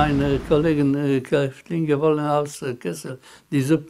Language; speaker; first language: German; non-native, learner; Polish